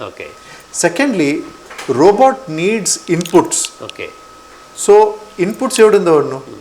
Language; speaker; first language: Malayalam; non-native, local second language; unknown